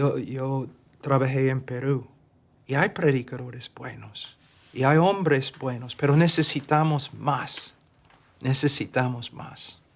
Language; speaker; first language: Spanish; non-native, fluent; English